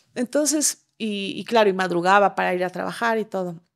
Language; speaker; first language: Spanish; native; Spanish